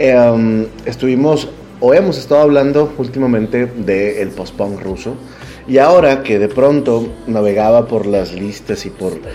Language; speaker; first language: Spanish; native; Spanish